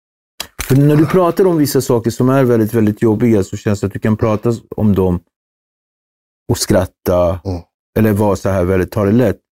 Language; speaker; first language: Swedish; native; Swedish